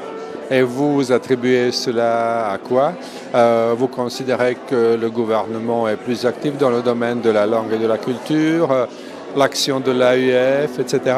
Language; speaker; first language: French; non-native, fluent; Serbian